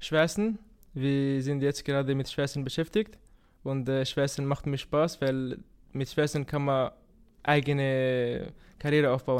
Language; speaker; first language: German; non-native, fluent; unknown